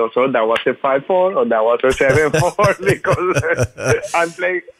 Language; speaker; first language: English; non-native, fluent; Spanish